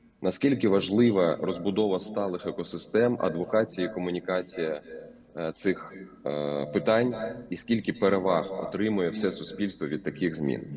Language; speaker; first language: Ukrainian; native; Ukrainian